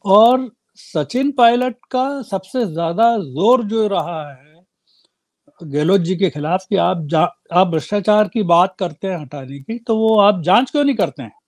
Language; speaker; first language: Hindi; native; Hindi